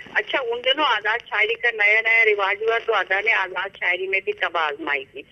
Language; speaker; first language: Urdu; native; Urdu